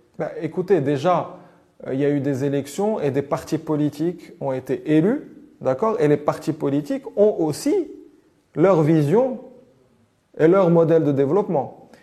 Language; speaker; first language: French; non-native, local second language; Arabic